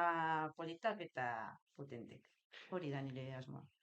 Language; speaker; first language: Basque; non-native, local second language; Spanish